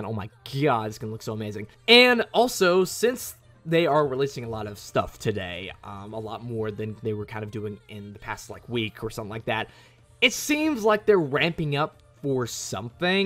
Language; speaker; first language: English; native; English